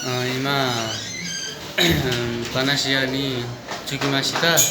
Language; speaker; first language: Japanese; non-native, learner; Nepali